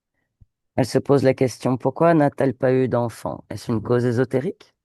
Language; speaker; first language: French; native; French